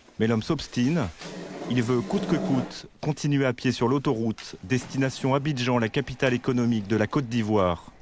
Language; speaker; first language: French; native; French